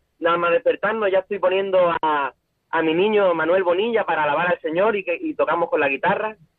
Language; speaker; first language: Spanish; native; Spanish